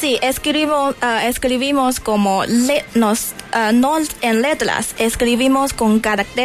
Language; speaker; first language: Spanish; non-native, learner; Chinese